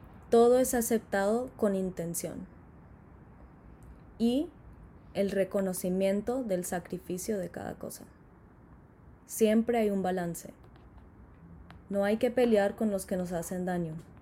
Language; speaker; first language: Spanish; early bilingual, heritage; Spanish